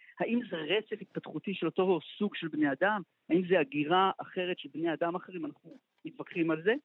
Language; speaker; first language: Hebrew; native; Hebrew